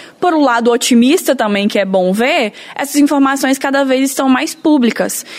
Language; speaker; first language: Portuguese; native; Portuguese